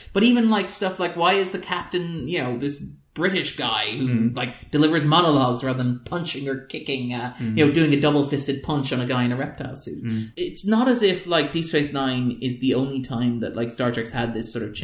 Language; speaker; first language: English; native; English